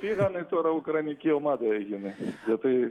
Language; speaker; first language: Greek; non-native, fluent; Russian